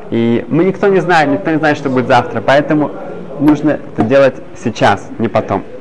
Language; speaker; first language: Russian; early bilingual, heritage; Hebrew